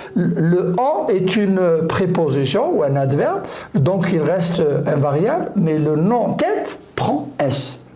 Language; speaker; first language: French; non-native, local second language; Arabic